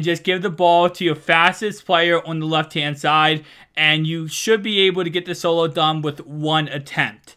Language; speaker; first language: English; native; English